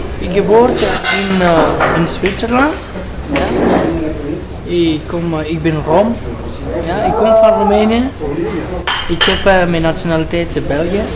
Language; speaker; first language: Dutch; non-native, learner; Romany